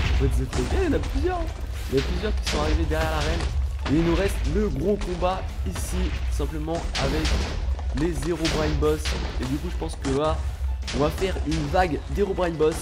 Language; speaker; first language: French; native; French